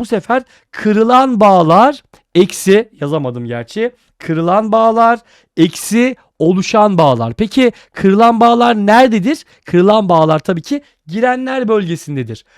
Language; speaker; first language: Turkish; native; Turkish